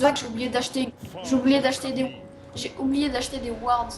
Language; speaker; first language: French; native; French